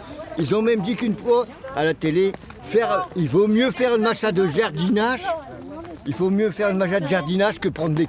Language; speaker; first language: French; native; French